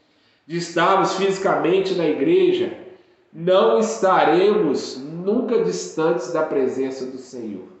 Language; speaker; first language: Portuguese; native; Portuguese